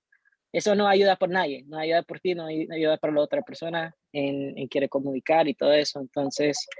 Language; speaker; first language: Spanish; non-native, learner; English